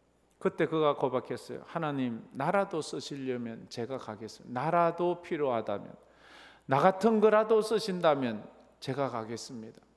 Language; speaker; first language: Korean; native; Korean